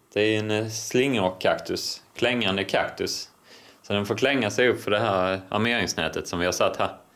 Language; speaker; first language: Swedish; native; Swedish